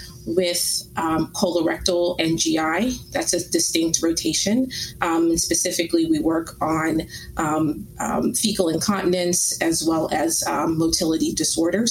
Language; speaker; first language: English; native; English